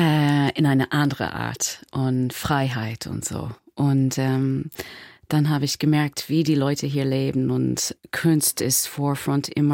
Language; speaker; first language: German; non-native, learner; English